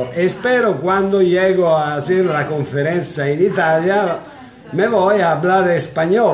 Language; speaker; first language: Spanish; non-native, learner; Italian